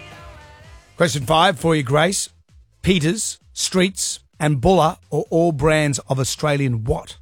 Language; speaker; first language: English; native; English